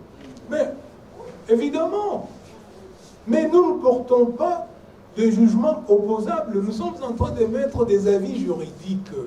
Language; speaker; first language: French; non-native, local second language; Swahili